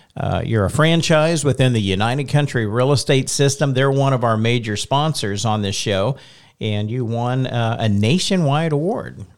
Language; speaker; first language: English; native; English